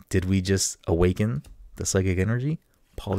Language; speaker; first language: English; native; English